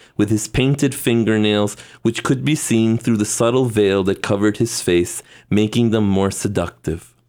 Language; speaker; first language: English; non-native, fluent; Spanish